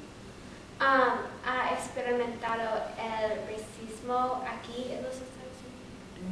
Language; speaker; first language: Spanish; non-native, learner; English